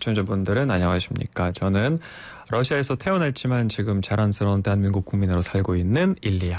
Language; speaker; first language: Korean; non-native, fluent; Russian